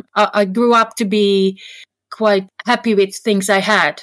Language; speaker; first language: English; non-native, fluent; Slovak